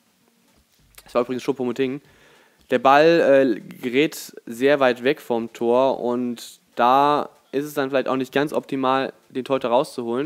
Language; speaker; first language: German; native; German